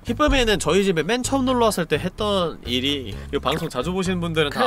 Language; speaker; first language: Korean; native; Korean